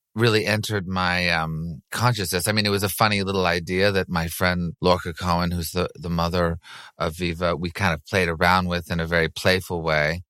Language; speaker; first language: English; native; English